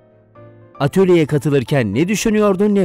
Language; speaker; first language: Turkish; native; Turkish